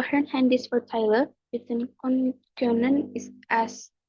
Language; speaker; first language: German; non-native, learner; Indonesian